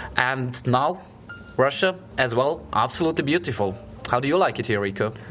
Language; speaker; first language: English; non-native, fluent; German